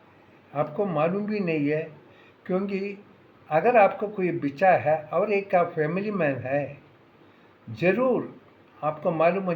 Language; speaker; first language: Hindi; non-native, local second language; Malayalam